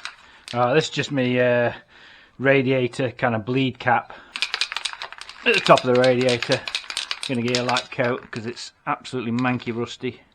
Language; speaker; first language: English; native; English